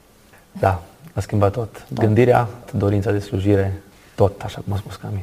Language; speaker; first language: Romanian; native; Romanian